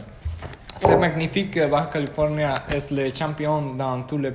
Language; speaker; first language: French; non-native, learner; Spanish